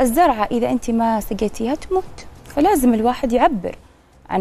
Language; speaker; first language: Arabic; native; Arabic